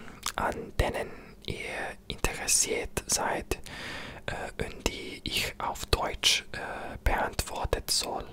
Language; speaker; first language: German; non-native, learner; English